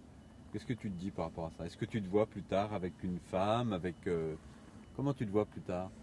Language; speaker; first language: French; native; French